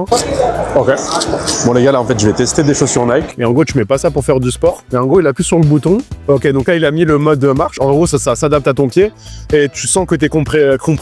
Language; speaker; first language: French; native; French